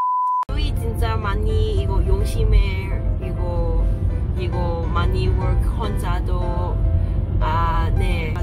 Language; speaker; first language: Korean; non-native, learner; Cantonese